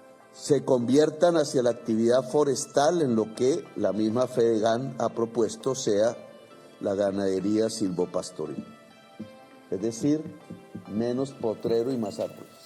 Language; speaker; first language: Spanish; native; Spanish